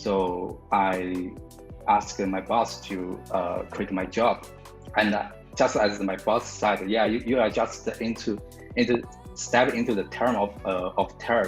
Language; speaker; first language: English; non-native, learner; Chinese